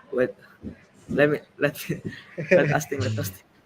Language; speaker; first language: English; non-native, learner; Indonesian